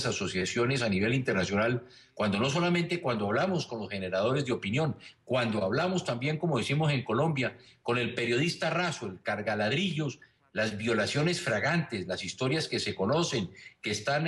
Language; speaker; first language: Spanish; native; Spanish